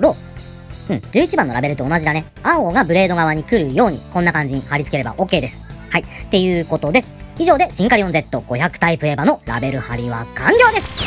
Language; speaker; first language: Japanese; native; Japanese